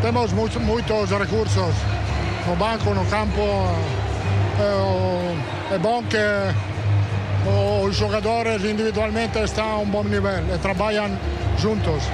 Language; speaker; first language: Portuguese; non-native, fluent; Italian